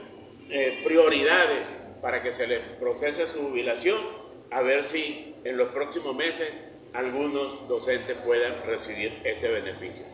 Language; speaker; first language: Spanish; native; Spanish